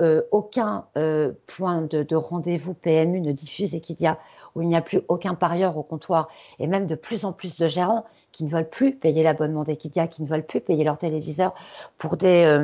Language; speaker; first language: French; native; French